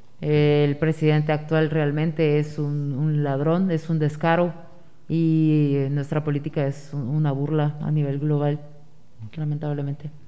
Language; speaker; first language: Spanish; native; Spanish